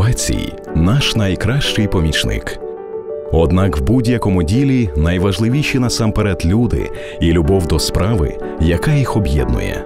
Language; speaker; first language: Ukrainian; native; Ukrainian